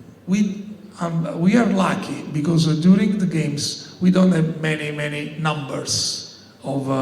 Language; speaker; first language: English; non-native, learner; Italian